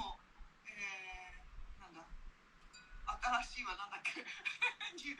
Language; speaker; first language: Korean; non-native, learner; Japanese